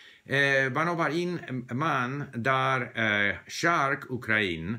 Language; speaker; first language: Persian; non-native, learner; English